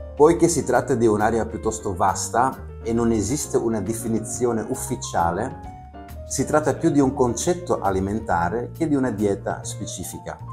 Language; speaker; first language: Italian; non-native, fluent; Latvian